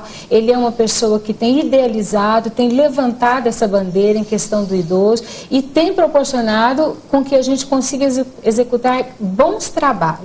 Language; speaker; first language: Portuguese; native; Portuguese